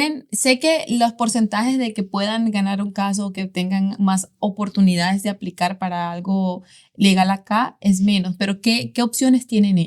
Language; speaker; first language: Spanish; native; Spanish